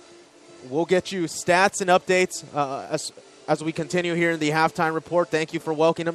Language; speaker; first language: English; native; English